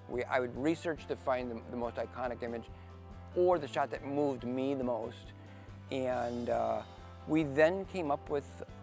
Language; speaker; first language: English; native; English